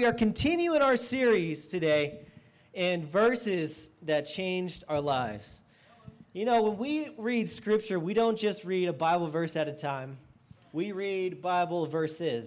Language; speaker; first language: English; native; English